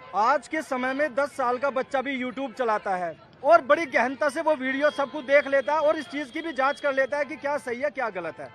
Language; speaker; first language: Hindi; native; Hindi